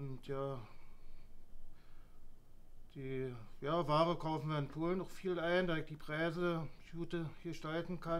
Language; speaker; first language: German; native; German